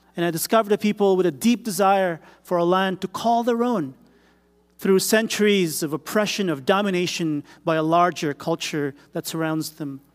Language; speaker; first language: English; non-native, local second language; Filipino